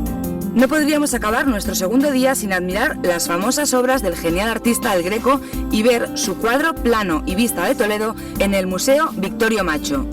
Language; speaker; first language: Spanish; native; Spanish